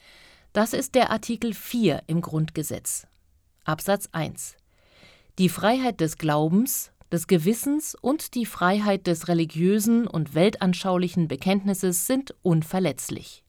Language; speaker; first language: German; native; German